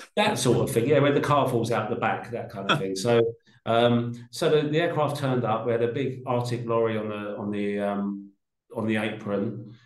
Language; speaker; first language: English; native; English